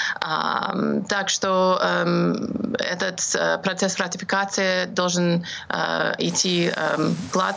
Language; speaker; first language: Russian; non-native, fluent; English